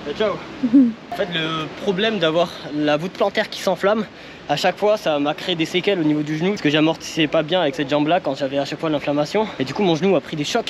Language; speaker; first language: French; native; French